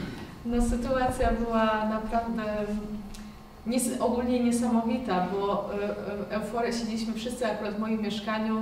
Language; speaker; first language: Polish; native; Polish